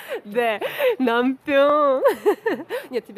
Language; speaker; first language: Russian; native; Russian